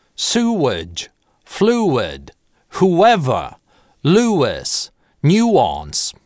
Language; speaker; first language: English; non-native, fluent; Russian